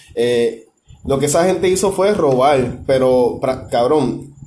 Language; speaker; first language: Spanish; native; Spanish